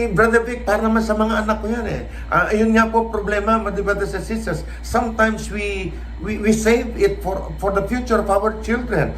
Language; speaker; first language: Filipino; non-native, local second language; Cebuano